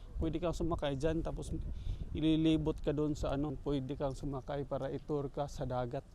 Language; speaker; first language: Filipino; native; Filipino